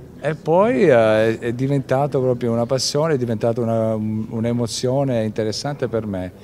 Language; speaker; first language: Italian; early bilingual, heritage; Italian